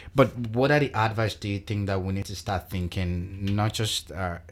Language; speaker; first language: English; non-native, local second language; Yoruba